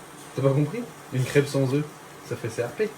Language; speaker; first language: French; native; French